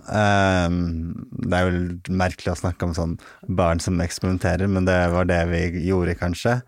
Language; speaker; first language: Norwegian; early bilingual, other home language; Arabic